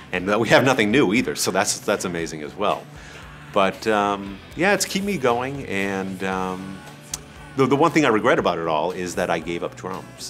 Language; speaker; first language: English; native; English